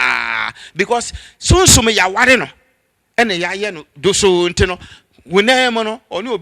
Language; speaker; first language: English; non-native, local second language; Akan